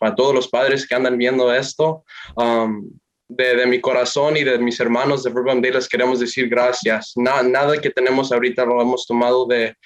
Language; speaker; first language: Spanish; early bilingual, other home language; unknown